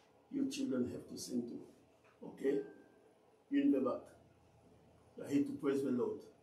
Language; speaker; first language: English; non-native, learner; Luba-Lulua